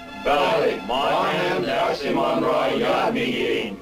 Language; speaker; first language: Persian; non-native, learner; English